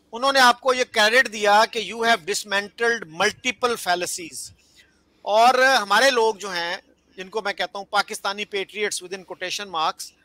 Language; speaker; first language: Urdu; native; Urdu